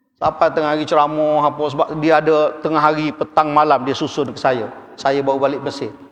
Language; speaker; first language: Malay; native; Malay